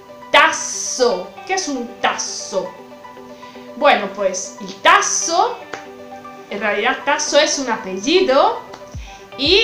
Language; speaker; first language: Spanish; non-native, fluent; Italian